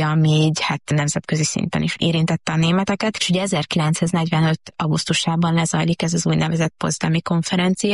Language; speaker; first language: Hungarian; native; Hungarian